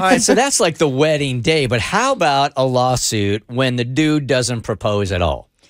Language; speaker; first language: English; native; English